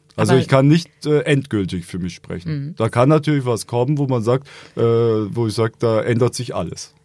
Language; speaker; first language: German; native; German